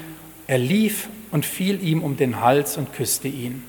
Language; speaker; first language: German; native; German